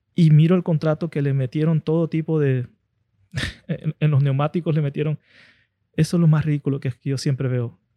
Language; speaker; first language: Spanish; native; Spanish